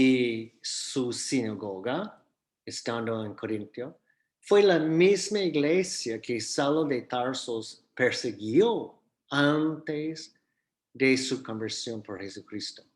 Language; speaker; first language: Spanish; non-native, fluent; English